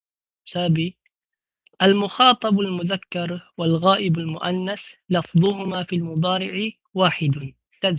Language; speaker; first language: Arabic; non-native, fluent; Filipino